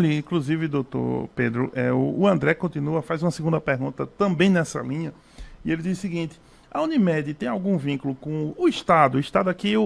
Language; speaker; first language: Portuguese; native; Portuguese